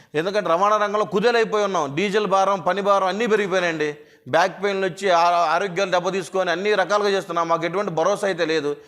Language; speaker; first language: Telugu; native; Telugu